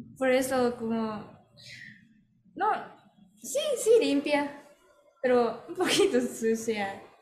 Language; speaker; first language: Spanish; non-native, learner; Japanese